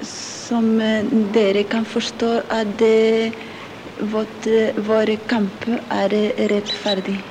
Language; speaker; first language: Norwegian; non-native, learner; Spanish